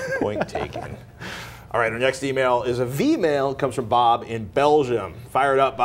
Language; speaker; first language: English; native; English